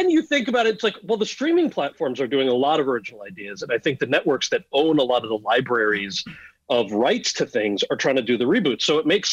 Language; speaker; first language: English; native; English